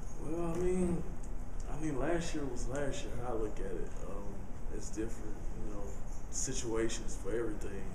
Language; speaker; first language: English; native; English